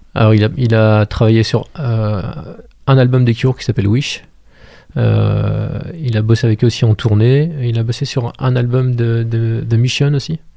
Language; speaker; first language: French; native; French